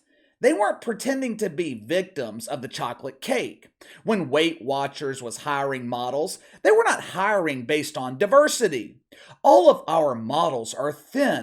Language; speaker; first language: English; native; English